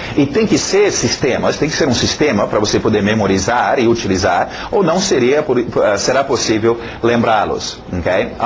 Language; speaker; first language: Portuguese; non-native, fluent; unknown